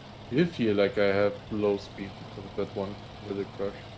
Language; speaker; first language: English; non-native, fluent; German